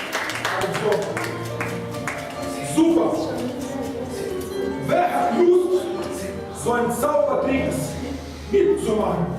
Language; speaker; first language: German; non-native, fluent; Russian